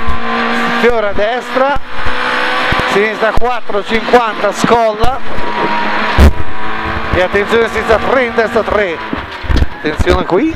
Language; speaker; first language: Italian; native; Italian